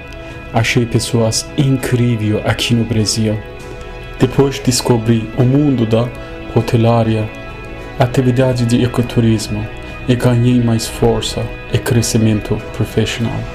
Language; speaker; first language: Portuguese; non-native, fluent; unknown